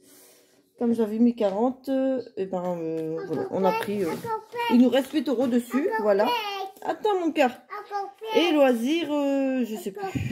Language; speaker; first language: French; native; French